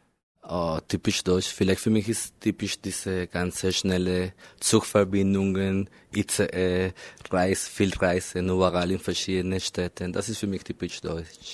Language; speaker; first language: German; non-native, fluent; Spanish